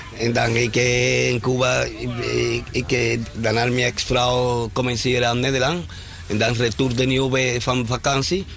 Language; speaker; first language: Dutch; non-native, learner; Spanish